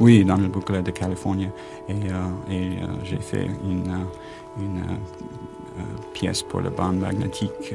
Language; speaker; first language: French; non-native, learner; English